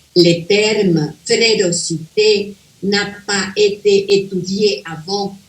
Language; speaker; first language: French; non-native, fluent; Spanish